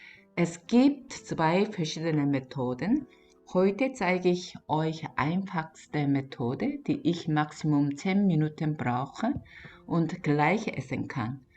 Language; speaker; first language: German; non-native, fluent; Korean